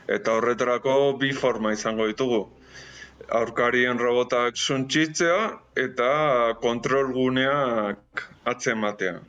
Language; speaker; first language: Basque; non-native, fluent; Spanish